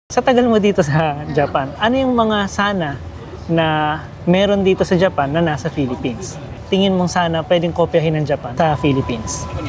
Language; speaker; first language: Filipino; native; Filipino